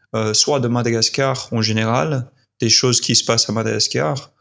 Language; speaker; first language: French; non-native, fluent; English